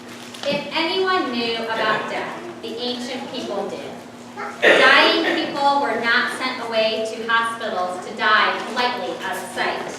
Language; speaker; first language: English; native; English